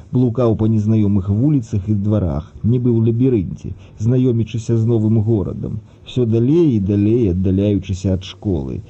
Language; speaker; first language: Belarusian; early bilingual, other home language; Russian